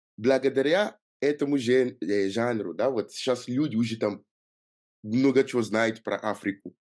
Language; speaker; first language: Russian; non-native, fluent; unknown